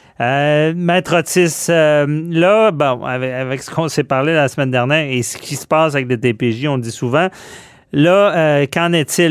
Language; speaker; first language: French; native; French